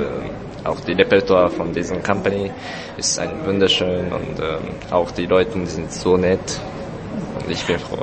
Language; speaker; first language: German; non-native, learner; Japanese